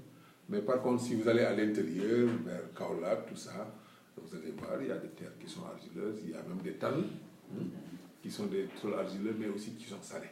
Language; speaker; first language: French; non-native, local second language; Wolof